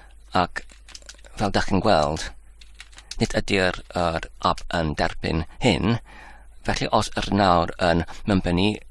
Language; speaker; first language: Welsh; non-native, learner; Polish